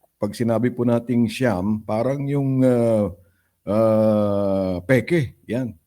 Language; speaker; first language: Filipino; native; Filipino